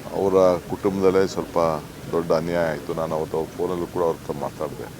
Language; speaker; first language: Kannada; native; Kannada